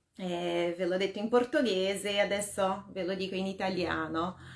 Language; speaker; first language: Italian; non-native, fluent; Portuguese